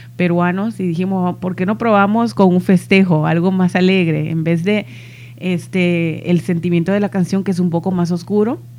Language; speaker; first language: Spanish; early bilingual, heritage; Spanish